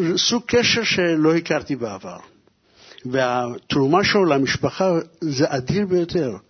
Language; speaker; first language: Hebrew; early bilingual, other home language; Persian